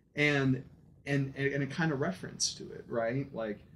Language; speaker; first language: English; native; English